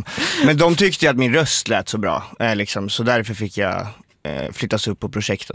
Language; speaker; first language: Swedish; native; Swedish